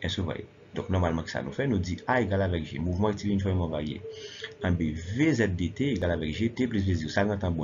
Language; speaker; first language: French; non-native, local second language; Haitian Creole